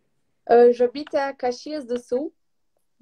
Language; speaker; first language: French; non-native, learner; Portuguese